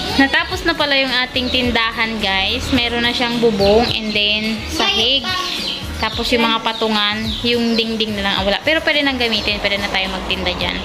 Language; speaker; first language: Filipino; non-native, local second language; Bikol